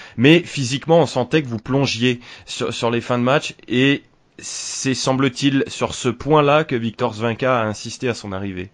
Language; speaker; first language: French; native; French